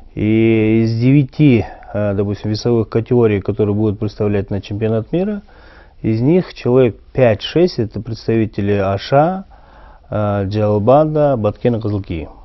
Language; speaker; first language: Russian; non-native, local second language; Kyrgyz